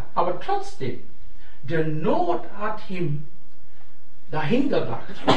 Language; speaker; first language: German; non-native, fluent; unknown